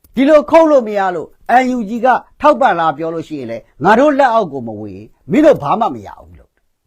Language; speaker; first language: Burmese; non-native, local second language; Kachin